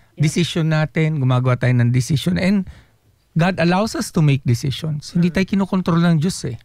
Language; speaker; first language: Filipino; native; Filipino